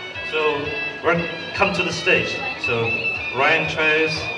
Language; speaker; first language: English; non-native, learner; Chinese